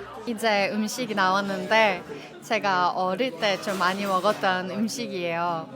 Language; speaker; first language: Korean; non-native, fluent; Norwegian